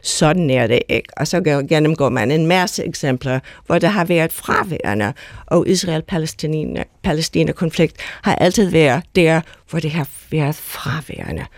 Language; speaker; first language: Danish; non-native, fluent; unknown